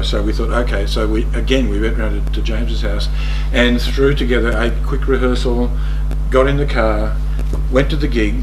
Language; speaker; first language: English; native; English